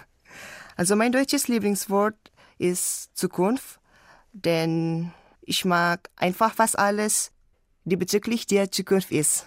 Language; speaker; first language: German; non-native, learner; Indonesian